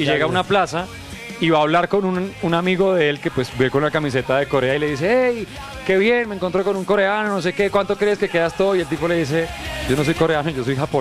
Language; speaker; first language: Spanish; native; Spanish